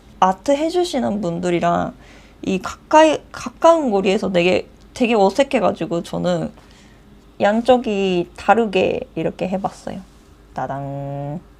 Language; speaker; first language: Korean; non-native, fluent; Japanese